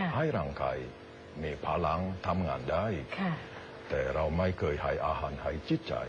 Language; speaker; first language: Thai; non-native, fluent; Indonesian